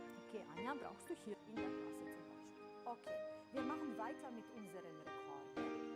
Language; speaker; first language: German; non-native, fluent; Serbian